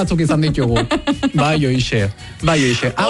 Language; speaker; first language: Basque; native; Basque